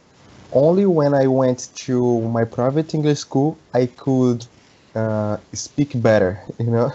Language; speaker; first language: English; non-native, learner; Portuguese